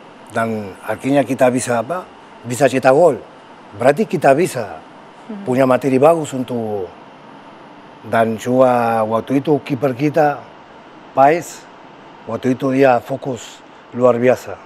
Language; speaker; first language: Indonesian; non-native, fluent; Spanish